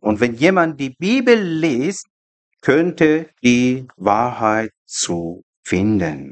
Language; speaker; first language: German; non-native, learner; Persian